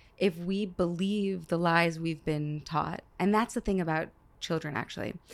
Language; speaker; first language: English; early bilingual, other home language; Hebrew